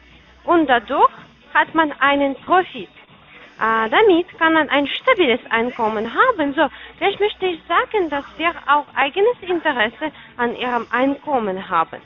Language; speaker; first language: German; non-native, fluent; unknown